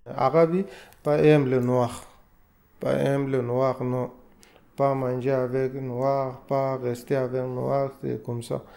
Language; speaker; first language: French; non-native, learner; Arabic